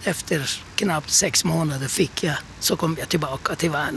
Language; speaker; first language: Swedish; non-native, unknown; Turkish